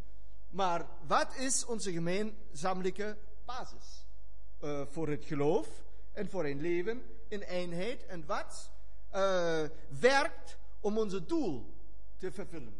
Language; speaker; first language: Dutch; non-native, fluent; German